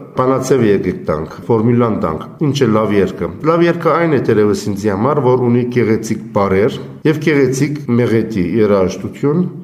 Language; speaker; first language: Armenian; early bilingual, heritage; Armenian